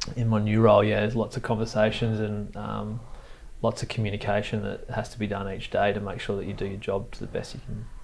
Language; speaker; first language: English; native; English